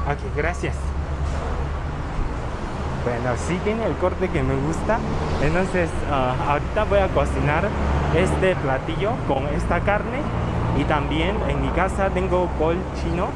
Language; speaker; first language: Spanish; non-native, fluent; Chinese